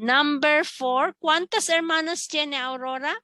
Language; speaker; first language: Spanish; non-native, fluent; Filipino